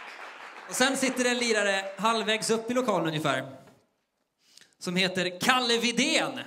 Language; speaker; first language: Swedish; native; Swedish